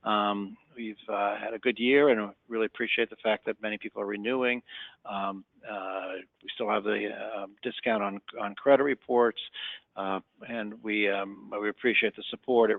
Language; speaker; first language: English; native; English